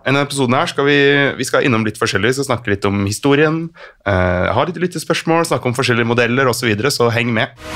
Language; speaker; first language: Norwegian; native; Norwegian